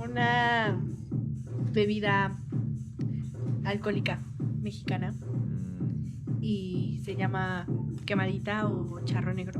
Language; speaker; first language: Spanish; native; Spanish